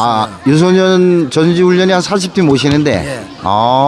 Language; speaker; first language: Korean; native; Korean